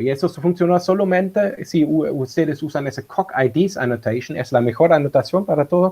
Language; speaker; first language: Spanish; non-native, fluent; German